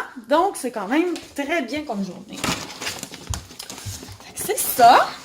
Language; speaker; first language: French; native; French